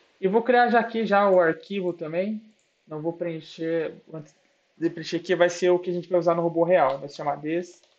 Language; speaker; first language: Portuguese; native; Portuguese